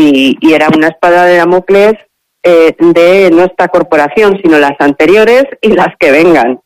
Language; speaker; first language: Spanish; native; Spanish